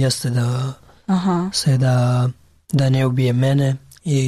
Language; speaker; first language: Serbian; non-native, learner; Pashto